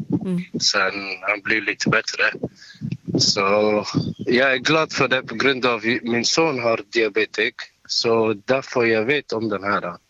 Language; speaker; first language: Swedish; non-native, learner; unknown